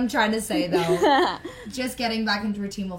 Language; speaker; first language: English; native; English